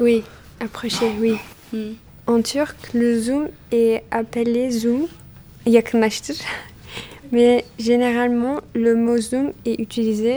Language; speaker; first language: French; non-native, fluent; Turkish